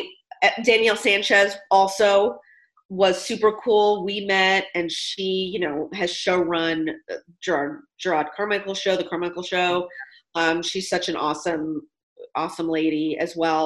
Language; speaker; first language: English; native; English